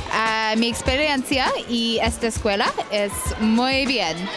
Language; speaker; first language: Spanish; non-native, learner; English